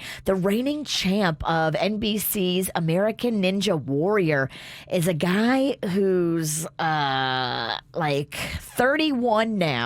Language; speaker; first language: English; native; English